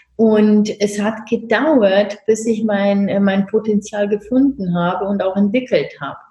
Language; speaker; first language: German; non-native, fluent; Romanian